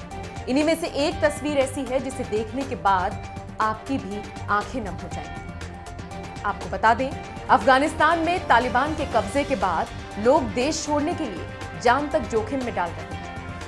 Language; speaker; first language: Hindi; native; Hindi